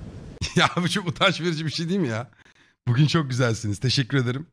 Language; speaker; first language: Turkish; native; Turkish